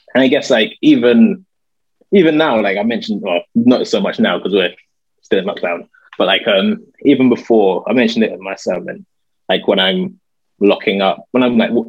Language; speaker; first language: English; native; English